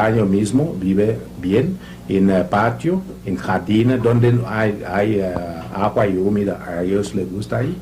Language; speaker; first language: Spanish; non-native, learner; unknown